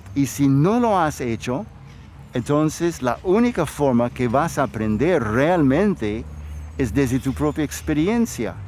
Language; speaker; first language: Spanish; non-native, fluent; English